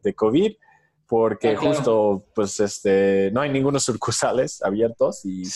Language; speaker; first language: Spanish; non-native, fluent; English